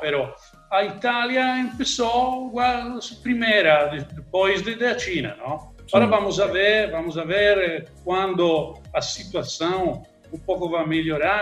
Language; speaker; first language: Portuguese; non-native, learner; Italian